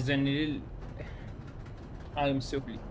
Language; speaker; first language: Arabic; native; Arabic